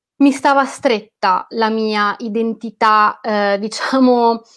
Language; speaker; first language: Italian; native; Italian